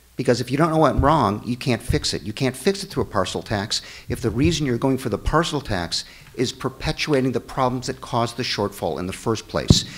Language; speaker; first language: English; native; English